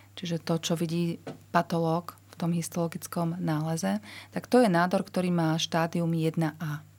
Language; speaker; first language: Slovak; native; Slovak